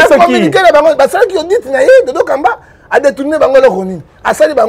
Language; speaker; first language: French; non-native, local second language; Lingala